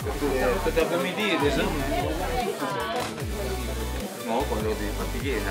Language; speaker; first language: French; non-native, learner; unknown